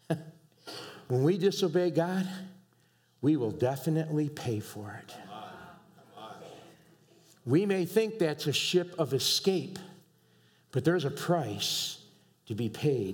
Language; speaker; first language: English; native; English